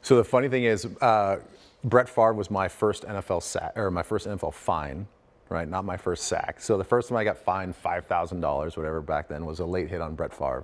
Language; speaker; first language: English; native; English